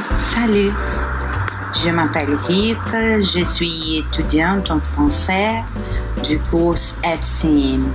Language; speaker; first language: French; non-native, learner; Portuguese